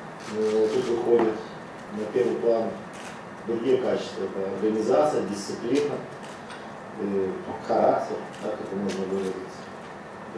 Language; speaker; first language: Russian; native; Russian